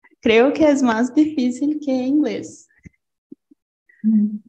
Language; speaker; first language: Spanish; non-native, learner; Portuguese